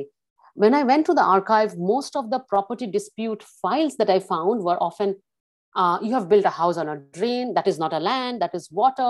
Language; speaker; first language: English; non-native, local second language; Bangla